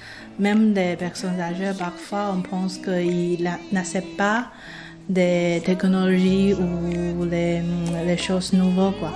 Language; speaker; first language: French; non-native, fluent; Chinese